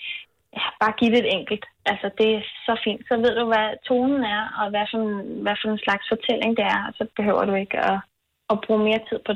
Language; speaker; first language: Danish; native; Danish